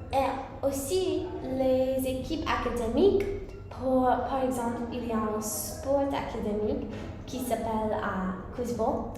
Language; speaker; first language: French; non-native, learner; English